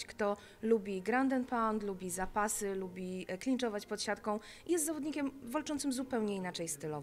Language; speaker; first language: Polish; native; Polish